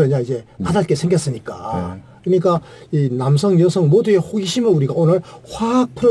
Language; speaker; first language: Korean; native; Korean